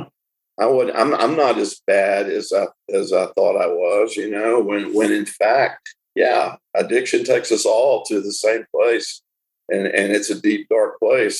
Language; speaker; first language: English; native; English